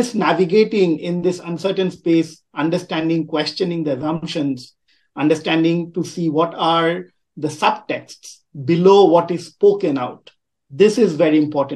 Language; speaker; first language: English; non-native, local second language; Bangla